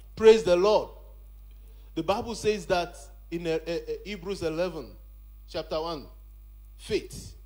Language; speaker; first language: English; non-native, local second language; Yoruba